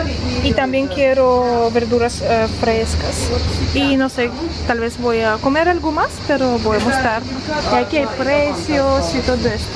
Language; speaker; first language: Spanish; non-native, fluent; Russian